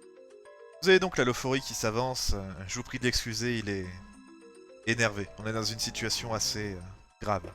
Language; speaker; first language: French; native; French